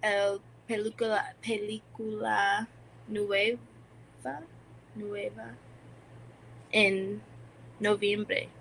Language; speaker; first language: Spanish; non-native, learner; English